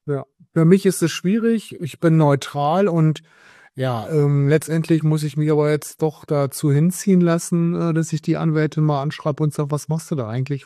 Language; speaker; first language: German; native; German